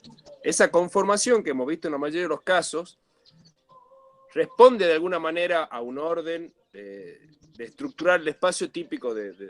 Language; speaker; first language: Spanish; native; Spanish